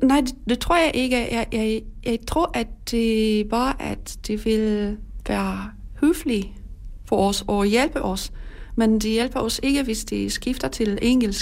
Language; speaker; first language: Danish; non-native, learner; Polish